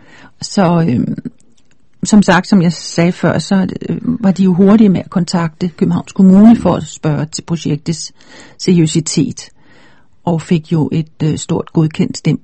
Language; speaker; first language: Danish; native; Danish